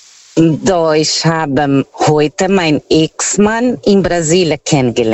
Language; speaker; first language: German; non-native, fluent; Portuguese